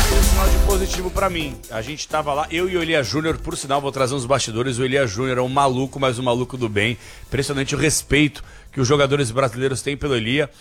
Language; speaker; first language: Portuguese; native; Portuguese